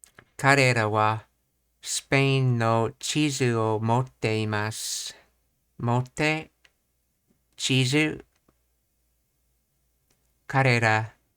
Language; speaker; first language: Japanese; non-native, learner; English